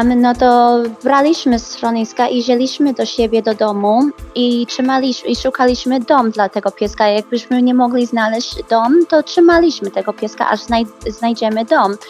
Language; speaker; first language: Polish; early bilingual, heritage; Polish